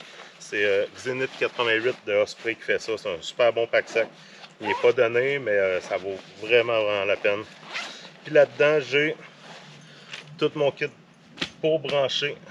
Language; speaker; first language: French; native; French